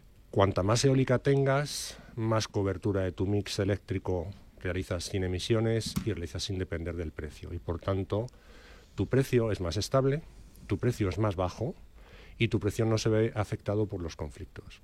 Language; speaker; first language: Spanish; native; Spanish